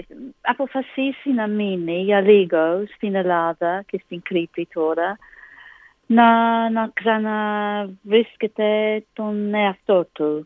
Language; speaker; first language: Greek; non-native, learner; English